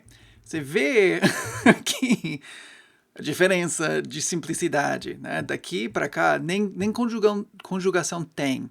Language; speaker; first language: Portuguese; non-native, fluent; English